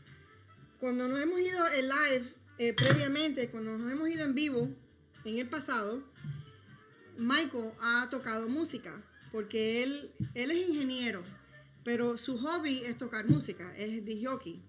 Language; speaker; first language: Spanish; early bilingual, heritage; Spanish